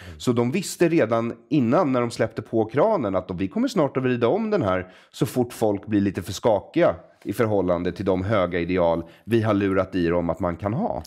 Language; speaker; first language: Swedish; native; Swedish